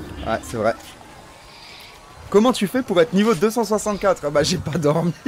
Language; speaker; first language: French; native; French